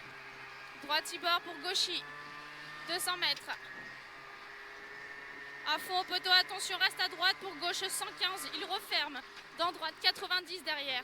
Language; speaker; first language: French; native; French